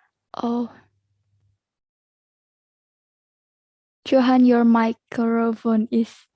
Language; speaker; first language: English; non-native, learner; Indonesian